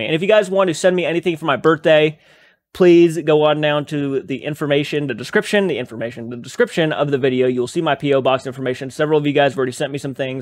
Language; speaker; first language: English; native; English